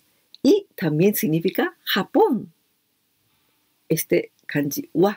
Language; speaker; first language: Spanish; non-native, fluent; Japanese